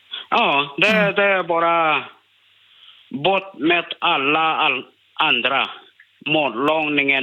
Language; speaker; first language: Swedish; non-native, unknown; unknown